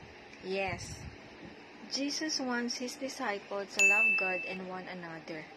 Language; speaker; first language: English; non-native, local second language; Filipino